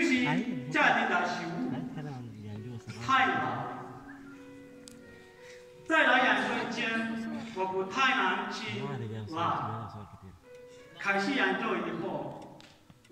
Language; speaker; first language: Chinese; non-native, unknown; Arabic